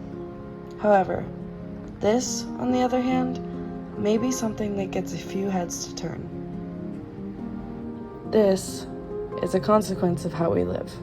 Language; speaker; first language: English; native; English